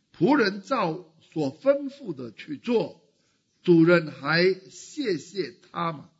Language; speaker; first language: Chinese; native; Chinese